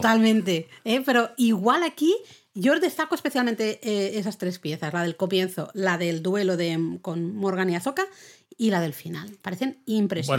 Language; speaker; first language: Spanish; native; Spanish